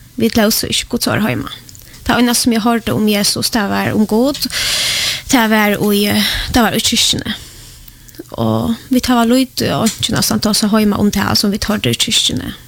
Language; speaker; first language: Swedish; non-native, fluent; Polish